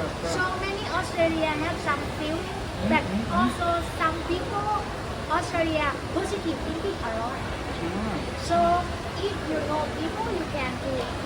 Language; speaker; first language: English; non-native, learner; Thai